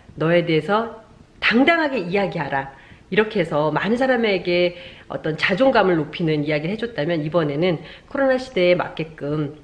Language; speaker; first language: Korean; native; Korean